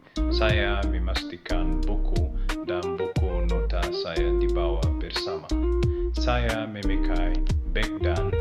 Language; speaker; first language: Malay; non-native, learner; Arabic